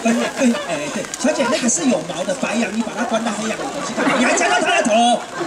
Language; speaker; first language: Chinese; native; Chinese